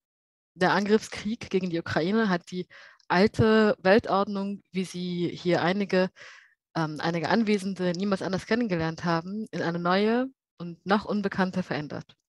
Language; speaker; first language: German; native; German